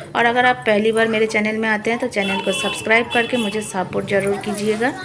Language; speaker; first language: Hindi; non-native, local second language; Odia